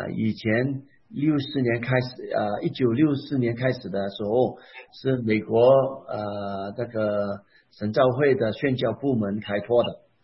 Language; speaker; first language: Chinese; non-native, local second language; Hakka Chinese